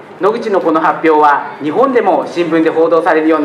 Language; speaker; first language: Japanese; native; Japanese